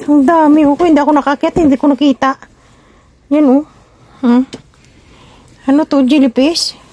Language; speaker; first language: Filipino; native; Filipino